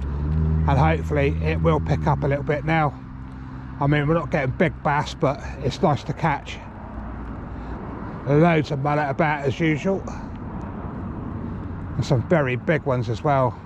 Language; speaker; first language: English; native; English